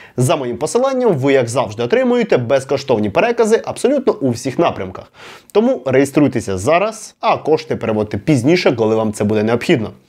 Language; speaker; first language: Ukrainian; non-native, local second language; Russian